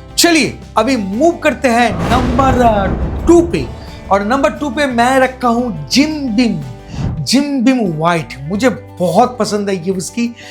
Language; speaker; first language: Hindi; non-native, local second language; Bangla